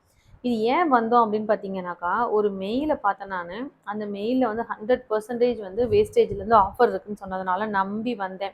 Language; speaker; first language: Tamil; native; Tamil